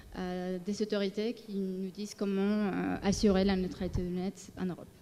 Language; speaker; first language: French; non-native, fluent; Spanish